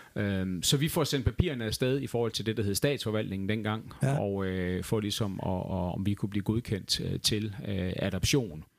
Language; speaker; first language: Danish; native; Danish